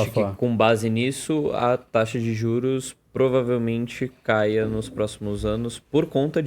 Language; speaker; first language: Portuguese; native; Portuguese